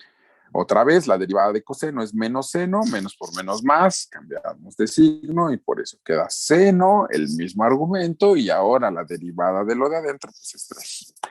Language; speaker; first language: Spanish; native; Spanish